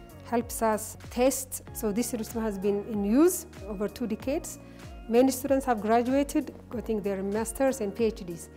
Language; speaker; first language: English; non-native, fluent; Amharic